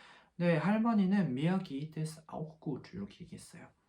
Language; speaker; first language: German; non-native, fluent; Korean